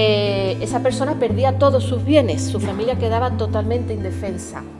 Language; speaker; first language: Spanish; native; Spanish